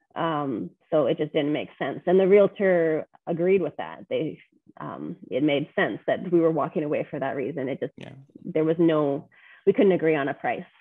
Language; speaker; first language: English; native; English